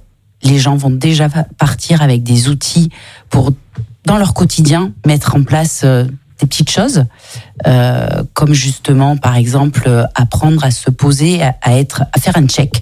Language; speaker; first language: French; native; French